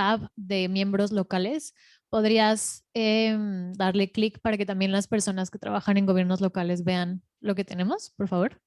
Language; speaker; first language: Spanish; native; Spanish